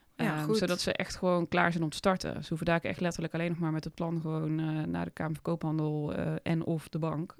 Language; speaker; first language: Dutch; native; Dutch